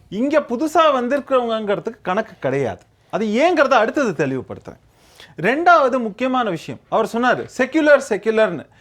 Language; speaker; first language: Tamil; native; Tamil